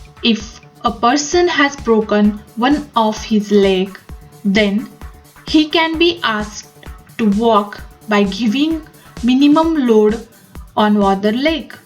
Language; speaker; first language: English; non-native, local second language; Marathi